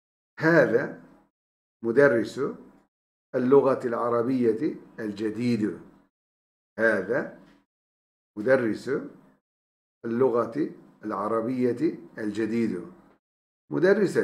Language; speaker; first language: Arabic; non-native, fluent; Turkish